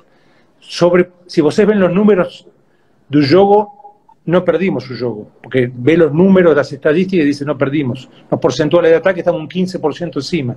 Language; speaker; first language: Portuguese; non-native, fluent; Spanish